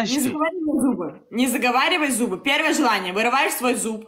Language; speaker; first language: Russian; native; Russian